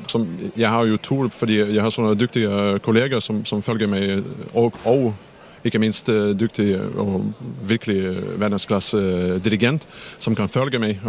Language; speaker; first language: Danish; non-native, fluent; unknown